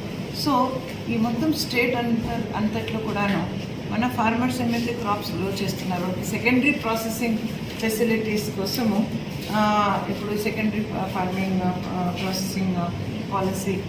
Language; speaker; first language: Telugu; native; Telugu